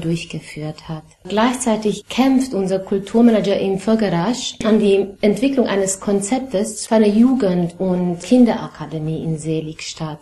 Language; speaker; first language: German; non-native, fluent; Romanian